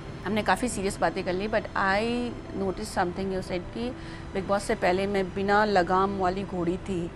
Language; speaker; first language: Hindi; native; Hindi